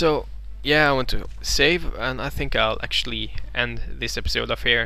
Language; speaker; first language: English; non-native, fluent; Norwegian